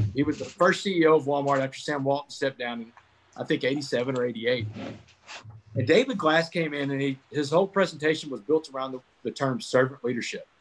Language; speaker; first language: English; native; English